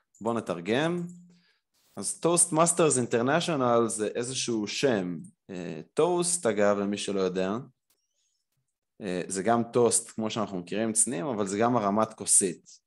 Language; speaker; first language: Hebrew; native; Hebrew